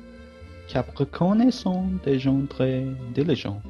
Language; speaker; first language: French; non-native, learner; Malay